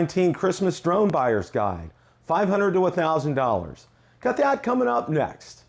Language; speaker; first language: English; native; English